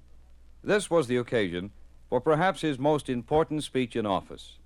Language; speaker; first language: English; native; English